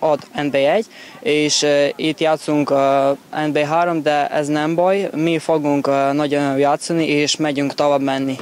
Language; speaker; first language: Hungarian; non-native, learner; Ukrainian